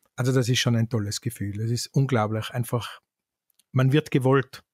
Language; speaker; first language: German; native; German